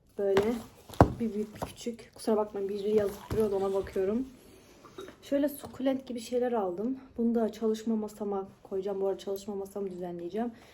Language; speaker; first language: Turkish; early bilingual, heritage; Turkish